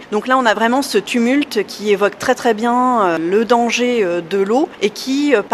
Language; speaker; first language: French; native; French